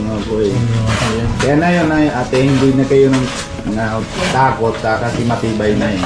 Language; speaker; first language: Filipino; non-native, learner; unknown